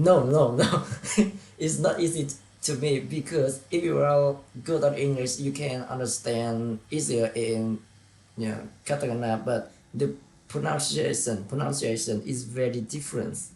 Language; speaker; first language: English; non-native, learner; Vietnamese